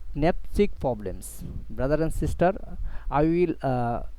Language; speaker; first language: English; non-native, local second language; Bangla